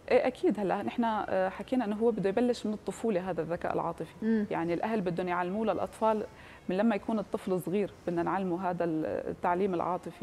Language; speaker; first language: Arabic; native; Arabic